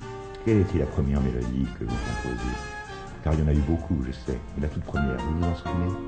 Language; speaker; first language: French; native; French